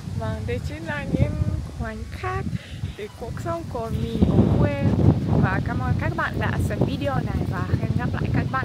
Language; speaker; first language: Vietnamese; non-native, learner; Russian